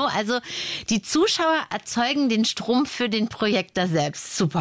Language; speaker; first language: German; native; German